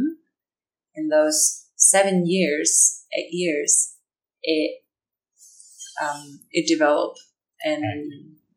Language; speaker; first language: English; non-native, fluent; Spanish